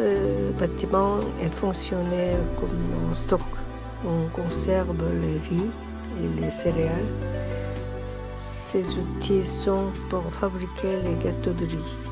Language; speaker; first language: French; non-native, learner; Korean